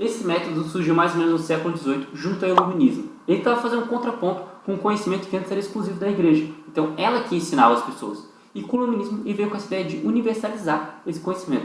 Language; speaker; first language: Portuguese; native; Portuguese